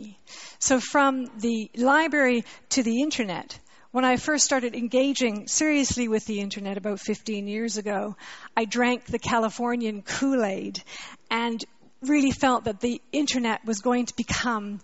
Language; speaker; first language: English; native; English